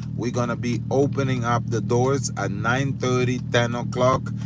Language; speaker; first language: English; non-native, fluent; Portuguese